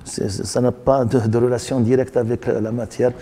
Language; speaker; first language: French; non-native, local second language; Arabic